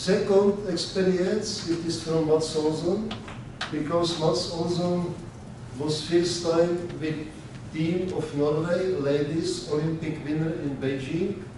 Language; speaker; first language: English; non-native, learner; Czech